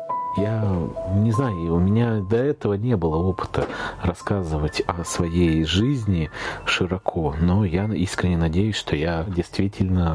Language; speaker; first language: Russian; native; Russian